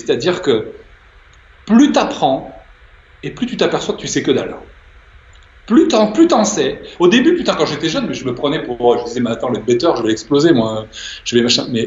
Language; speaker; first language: French; native; French